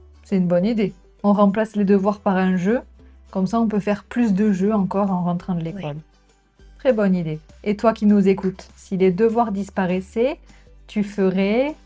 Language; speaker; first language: French; native; French